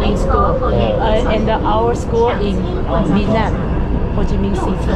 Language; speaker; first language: English; non-native, learner; Chinese